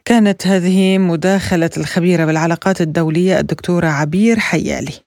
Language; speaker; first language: Arabic; native; Arabic